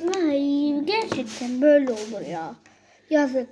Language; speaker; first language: Turkish; early bilingual, heritage; Turkish